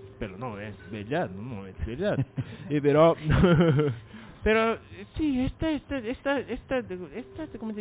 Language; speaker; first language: Spanish; non-native, learner; Japanese